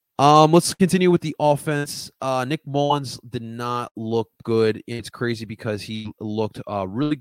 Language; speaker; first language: English; early bilingual, other home language; Spanish